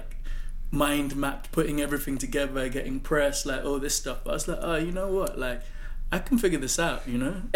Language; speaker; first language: English; non-native, local second language; Yoruba